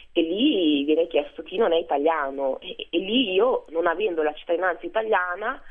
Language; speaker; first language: Italian; early bilingual, other home language; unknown